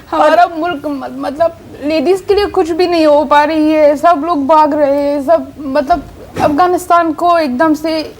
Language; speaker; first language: Hindi; non-native, fluent; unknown